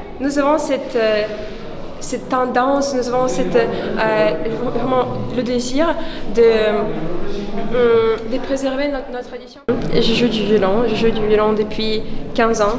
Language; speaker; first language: French; non-native, fluent; Ukrainian